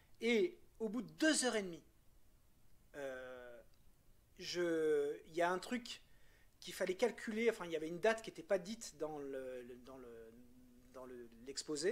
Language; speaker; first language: French; native; French